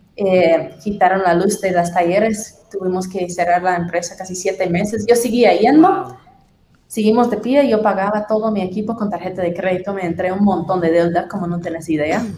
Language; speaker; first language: Spanish; non-native, fluent; English